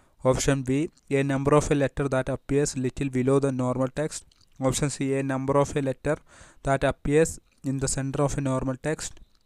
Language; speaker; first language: English; non-native, local second language; Malayalam